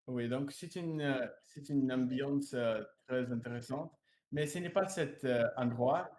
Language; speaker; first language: French; non-native, learner; Russian